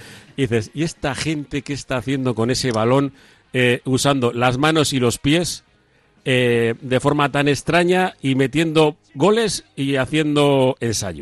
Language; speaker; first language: Spanish; native; Spanish